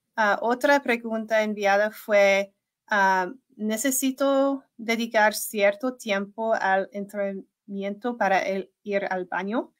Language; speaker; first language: Spanish; non-native, learner; English